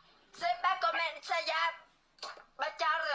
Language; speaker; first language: Indonesian; non-native, learner; Vietnamese